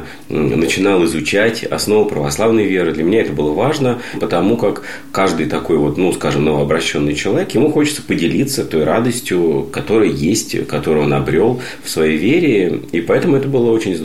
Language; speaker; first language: Russian; native; Russian